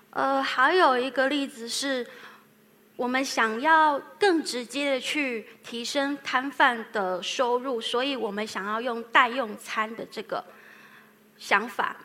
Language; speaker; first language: Chinese; native; Chinese